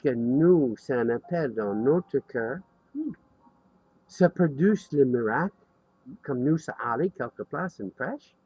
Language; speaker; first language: French; non-native, learner; English